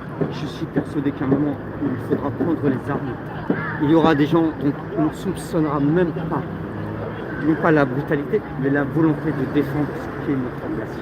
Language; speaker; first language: French; native; French